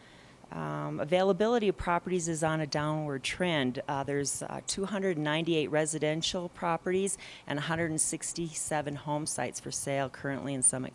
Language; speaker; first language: English; native; English